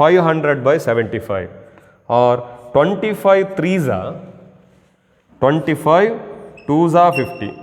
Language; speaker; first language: English; non-native, local second language; Kannada